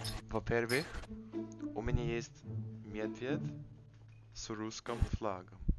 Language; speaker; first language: Russian; non-native, learner; English